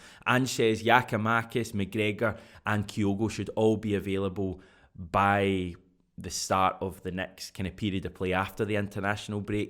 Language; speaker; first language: English; native; English